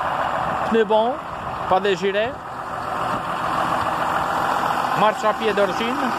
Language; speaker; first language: French; non-native, fluent; Polish